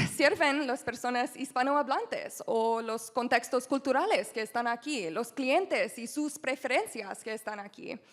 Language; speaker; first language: Spanish; non-native, learner; English